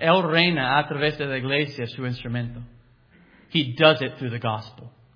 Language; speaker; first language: Spanish; non-native, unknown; English